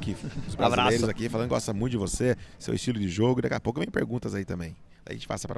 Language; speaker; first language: Portuguese; native; Portuguese